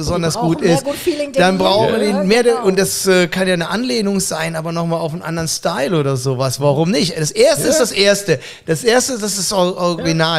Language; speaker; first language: German; native; German